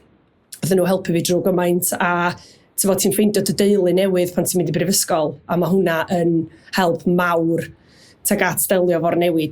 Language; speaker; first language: Welsh; native; Welsh